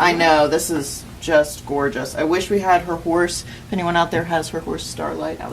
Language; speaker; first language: English; native; English